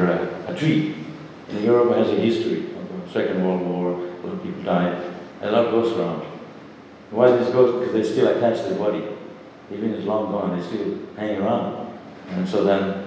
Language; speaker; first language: English; non-native, local second language; Bangla